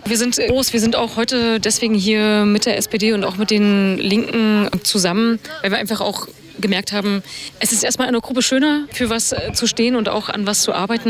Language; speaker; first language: German; native; German